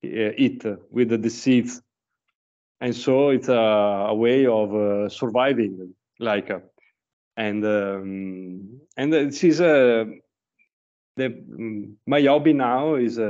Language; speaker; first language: English; non-native, learner; Italian